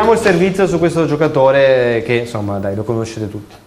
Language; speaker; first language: Italian; native; Italian